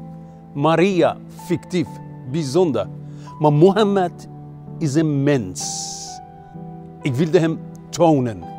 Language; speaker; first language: Dutch; non-native, fluent; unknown